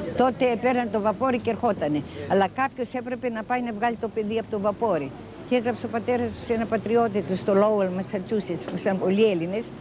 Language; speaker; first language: Greek; native; Greek